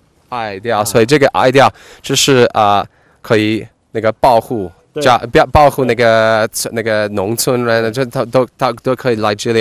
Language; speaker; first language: Chinese; non-native, fluent; English